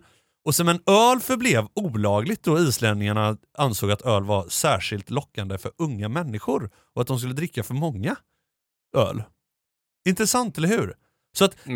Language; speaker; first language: Swedish; native; Swedish